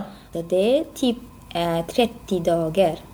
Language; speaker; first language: Swedish; non-native, learner; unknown